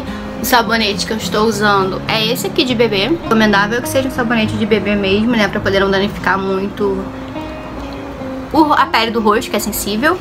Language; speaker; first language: Portuguese; native; Portuguese